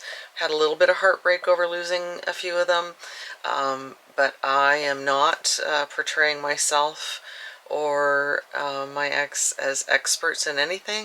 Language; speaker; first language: English; native; English